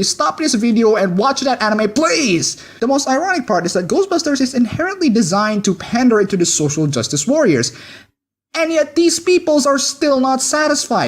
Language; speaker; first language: English; non-native, fluent; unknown